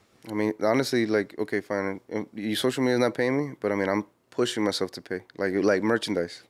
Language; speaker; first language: English; early bilingual, other home language; Spanish